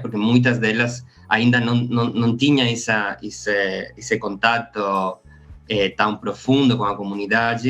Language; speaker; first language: Portuguese; non-native, learner; Spanish